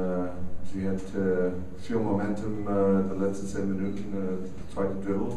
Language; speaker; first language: German; non-native, learner; English